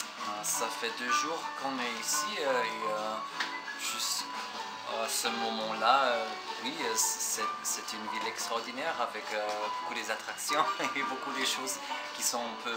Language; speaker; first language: French; non-native, fluent; German